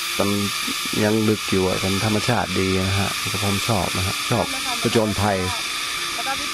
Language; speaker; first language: Thai; non-native, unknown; English